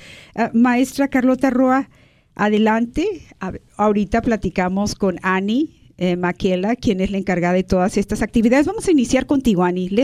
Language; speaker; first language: Spanish; native; Spanish